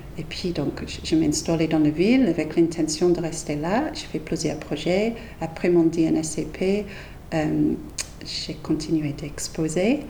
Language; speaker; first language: French; non-native, fluent; English